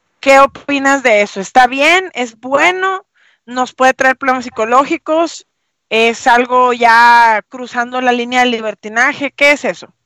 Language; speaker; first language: Spanish; native; Spanish